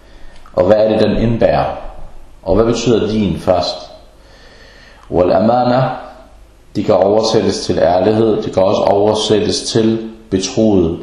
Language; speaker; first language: Danish; early bilingual, other home language; Arabic